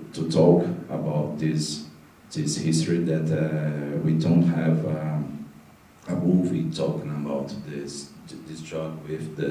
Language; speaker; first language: English; non-native, learner; Portuguese